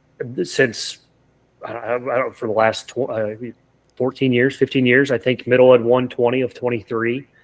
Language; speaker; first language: English; native; English